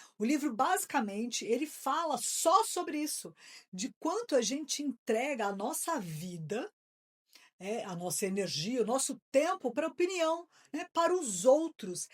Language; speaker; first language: Portuguese; native; Portuguese